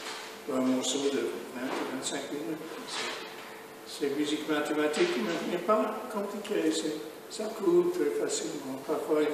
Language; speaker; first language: French; non-native, fluent; English